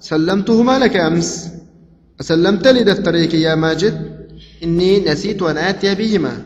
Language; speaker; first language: Arabic; non-native, fluent; Uzbek